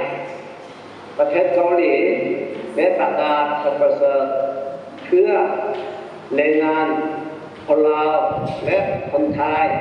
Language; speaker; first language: Thai; non-native, fluent; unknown